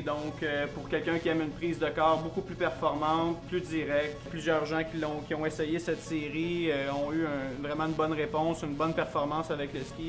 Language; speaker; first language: French; native; French